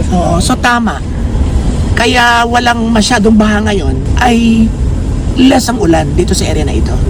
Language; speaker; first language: Filipino; native; Filipino